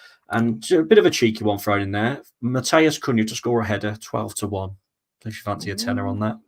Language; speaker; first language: English; native; English